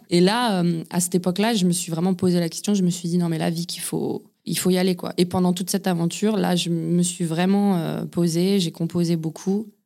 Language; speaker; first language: French; native; French